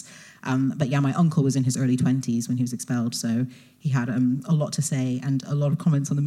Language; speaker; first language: English; native; English